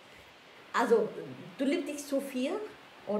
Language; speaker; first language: German; non-native, learner; Vietnamese